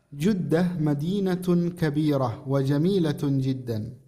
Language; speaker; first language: Arabic; non-native, fluent; Indonesian